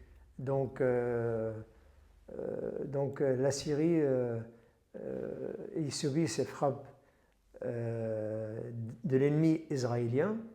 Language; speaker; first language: French; non-native, fluent; Arabic